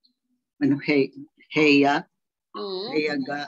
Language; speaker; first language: Japanese; non-native, learner; Filipino